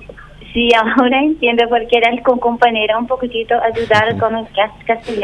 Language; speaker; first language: Spanish; non-native, learner; Arabic